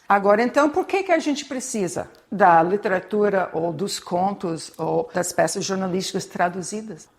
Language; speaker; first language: Portuguese; non-native, fluent; English